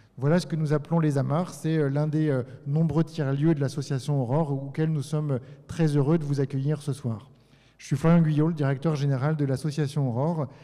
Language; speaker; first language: French; native; French